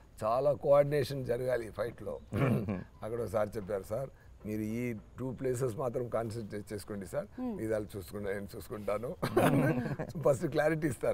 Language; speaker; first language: Telugu; non-native, fluent; Tamil